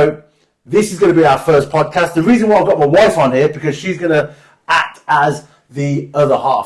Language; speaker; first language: English; native; English